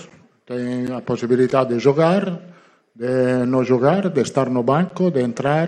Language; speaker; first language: Portuguese; non-native, learner; Italian